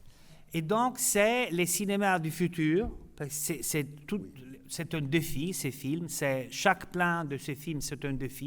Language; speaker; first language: French; non-native, fluent; Italian